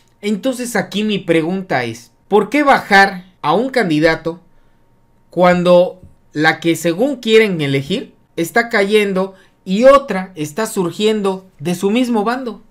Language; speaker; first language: Spanish; native; Spanish